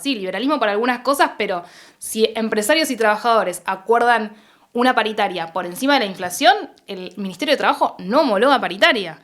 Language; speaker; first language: Spanish; native; Spanish